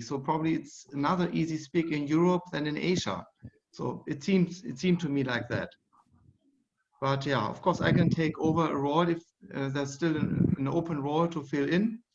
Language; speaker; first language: English; non-native, fluent; German